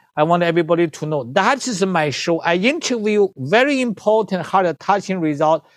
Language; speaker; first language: English; non-native, learner; Chinese